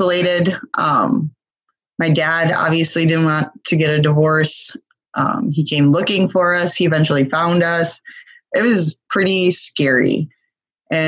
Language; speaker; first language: English; native; English